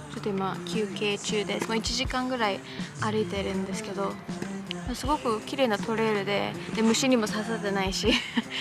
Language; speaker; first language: Japanese; early bilingual, other home language; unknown